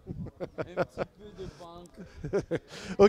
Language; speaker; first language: French; non-native, learner; English